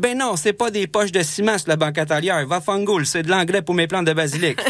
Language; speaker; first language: French; native; French